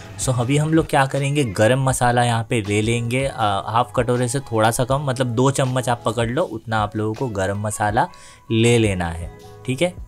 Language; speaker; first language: Hindi; native; Hindi